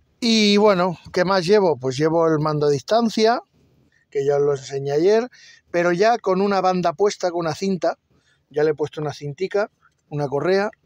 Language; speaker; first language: Spanish; native; Spanish